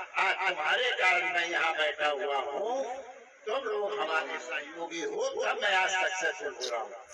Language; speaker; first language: Hindi; native; Hindi